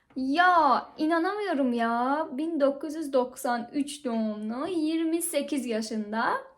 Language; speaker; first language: Turkish; non-native, fluent; Persian